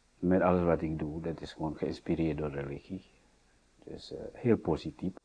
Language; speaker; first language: Dutch; non-native, fluent; Indonesian